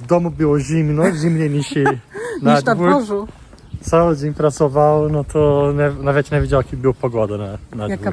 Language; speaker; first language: Polish; non-native, learner; Portuguese